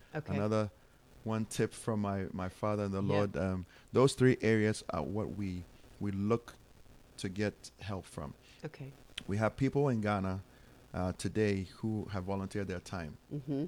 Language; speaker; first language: English; non-native, local second language; Akan